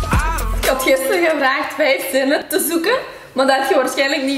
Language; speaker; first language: Dutch; early bilingual, other home language; Turkish